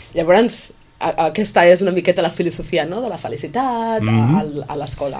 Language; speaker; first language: Catalan; non-native, fluent; English